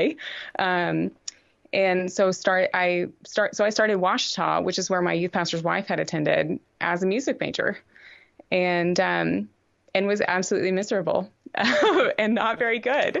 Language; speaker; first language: English; native; English